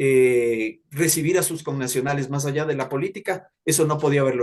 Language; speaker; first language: Spanish; native; Spanish